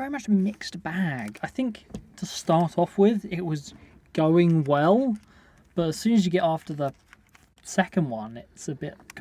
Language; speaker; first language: English; native; English